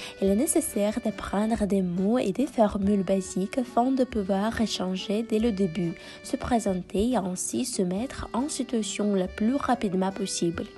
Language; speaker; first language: French; non-native, fluent; Russian